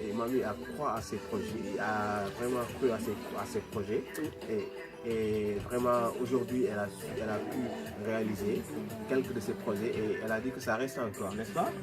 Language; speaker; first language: French; non-native, local second language; Wolof